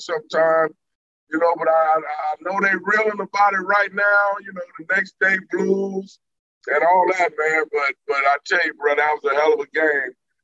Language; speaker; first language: English; native; English